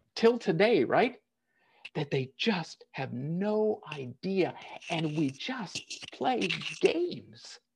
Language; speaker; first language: English; native; English